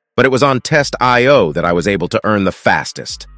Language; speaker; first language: English; non-native, fluent; Russian